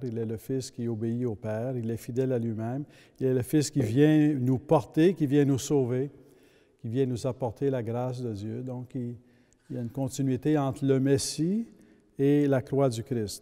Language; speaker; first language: French; native; French